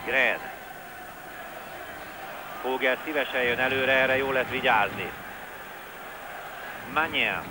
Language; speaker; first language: Hungarian; native; Hungarian